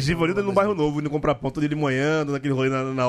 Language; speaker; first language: Portuguese; native; Portuguese